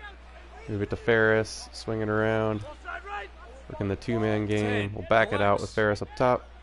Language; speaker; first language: English; native; English